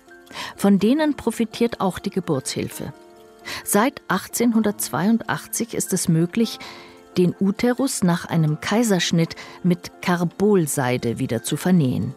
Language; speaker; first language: German; native; German